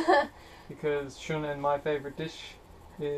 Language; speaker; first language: English; native; English